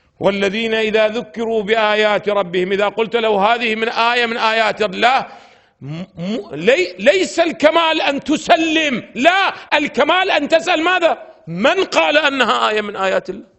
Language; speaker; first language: Arabic; native; Arabic